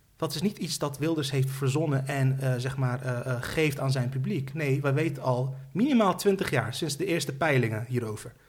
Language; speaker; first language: Dutch; early bilingual, other home language; Turkish